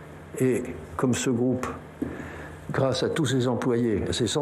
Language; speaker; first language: French; native; French